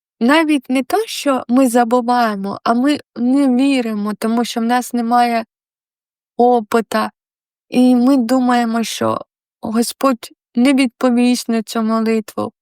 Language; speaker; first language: Ukrainian; non-native, local second language; Russian